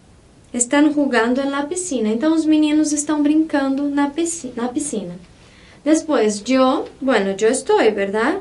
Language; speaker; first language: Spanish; non-native, fluent; Portuguese